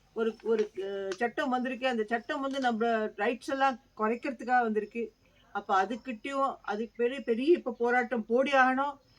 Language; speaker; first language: Tamil; early bilingual, heritage; Tamil